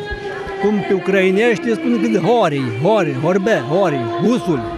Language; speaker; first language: Romanian; non-native, local second language; Ukrainian